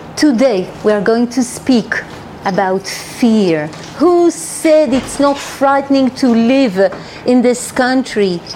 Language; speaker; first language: English; non-native, fluent; Hebrew